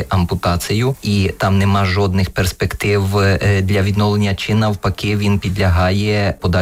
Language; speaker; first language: Ukrainian; native; Ukrainian